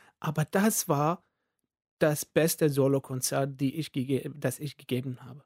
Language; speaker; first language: German; non-native, fluent; Arabic